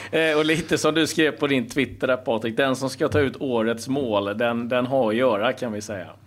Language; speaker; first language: Swedish; native; Swedish